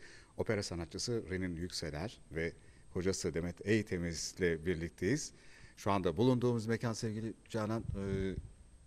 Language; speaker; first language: Turkish; native; Turkish